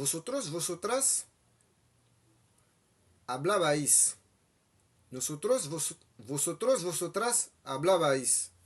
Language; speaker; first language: Spanish; non-native, fluent; Haitian Creole